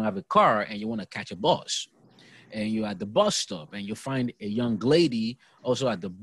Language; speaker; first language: English; non-native, local second language; Yoruba